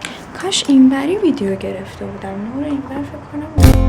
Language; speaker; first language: Persian; native; Persian